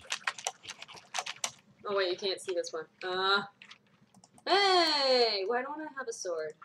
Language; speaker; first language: English; native; English